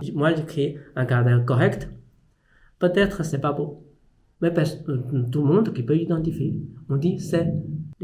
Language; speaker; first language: French; non-native, fluent; Chinese